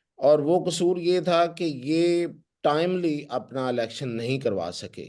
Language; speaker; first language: Urdu; non-native, local second language; Punjabi